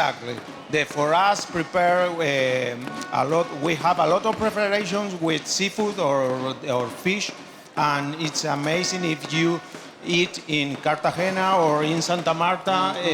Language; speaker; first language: English; non-native, learner; Spanish